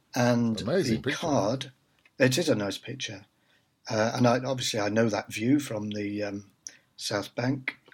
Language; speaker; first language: English; native; English